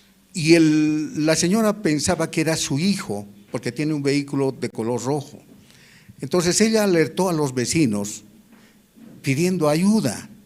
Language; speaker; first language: Spanish; native; Spanish